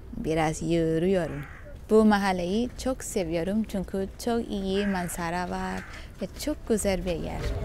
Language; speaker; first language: Turkish; non-native, learner; Thai